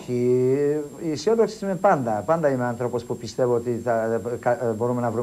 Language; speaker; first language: Greek; non-native, fluent; Polish